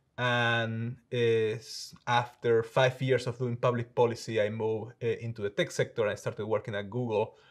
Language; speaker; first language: English; non-native, fluent; Spanish